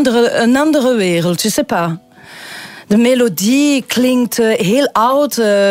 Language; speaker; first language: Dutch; non-native, local second language; French